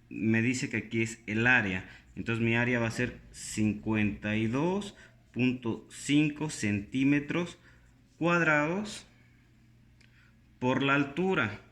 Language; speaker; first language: Spanish; native; Spanish